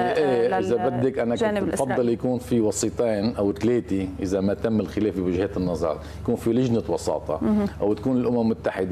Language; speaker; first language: Arabic; native; Arabic